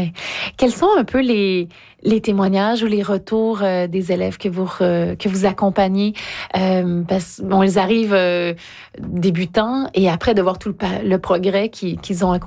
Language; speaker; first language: French; native; French